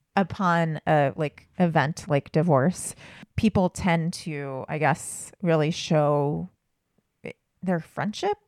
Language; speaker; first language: English; native; English